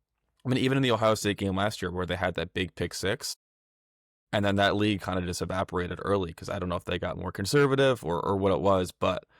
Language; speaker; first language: English; native; English